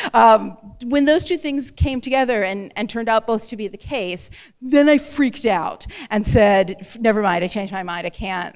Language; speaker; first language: English; native; English